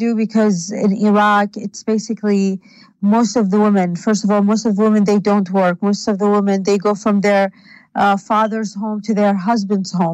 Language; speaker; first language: English; non-native, fluent; Arabic